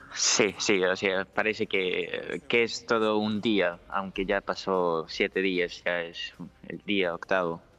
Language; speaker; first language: Spanish; non-native, fluent; Ukrainian